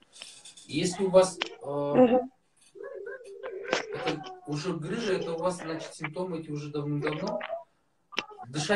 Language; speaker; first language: Russian; native; Russian